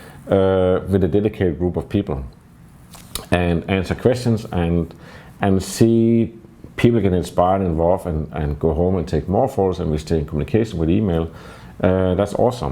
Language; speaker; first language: English; non-native, fluent; Danish